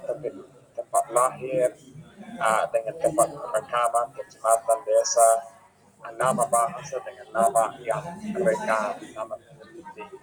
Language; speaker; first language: Indonesian; non-native, fluent; English